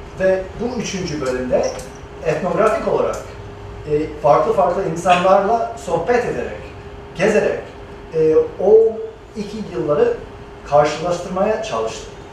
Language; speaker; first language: Turkish; non-native, fluent; English